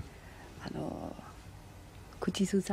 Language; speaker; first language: Japanese; non-native, learner; Spanish